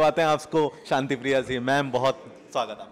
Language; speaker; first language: Hindi; native; Hindi